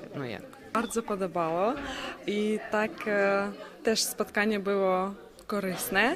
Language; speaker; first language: Polish; non-native, learner; Ukrainian